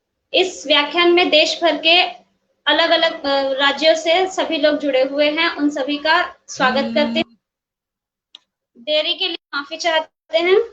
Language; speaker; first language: Hindi; native; Hindi